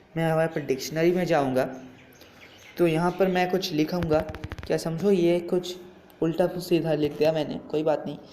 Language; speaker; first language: Hindi; non-native, local second language; Bangla